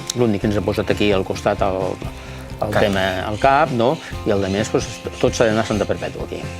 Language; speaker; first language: Catalan; native; Catalan